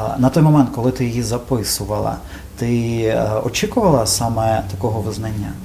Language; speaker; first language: Ukrainian; native; Ukrainian